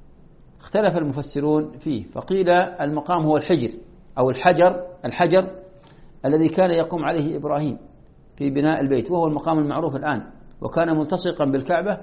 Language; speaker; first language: Arabic; native; Arabic